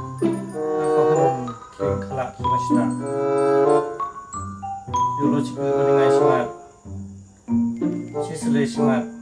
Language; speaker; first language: Japanese; non-native, learner; Thai